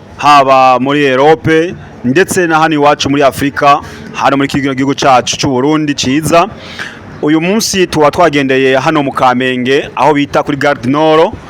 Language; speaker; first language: Rundi; native; Rundi